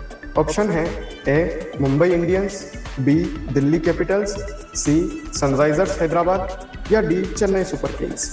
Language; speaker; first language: Hindi; native; Hindi